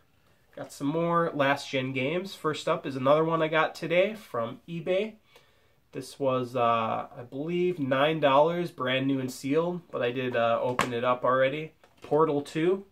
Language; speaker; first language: English; native; English